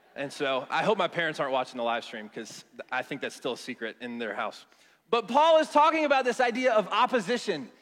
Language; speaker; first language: English; native; English